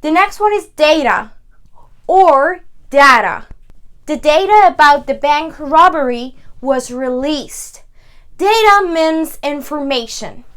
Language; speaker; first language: English; non-native, fluent; Persian